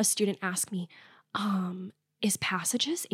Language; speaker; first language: English; native; English